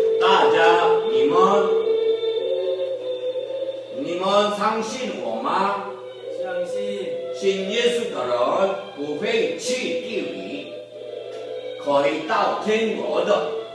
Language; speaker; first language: Chinese; non-native, learner; Korean